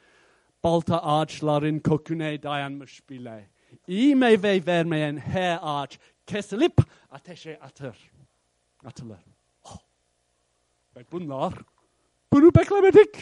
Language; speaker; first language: Turkish; non-native, fluent; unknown